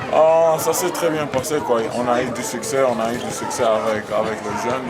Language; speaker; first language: French; non-native, local second language; Swahili